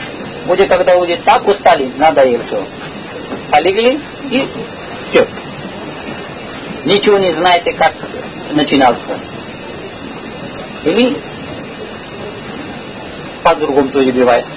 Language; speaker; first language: Russian; non-native, learner; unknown